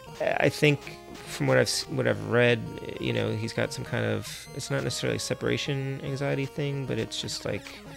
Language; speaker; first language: English; native; English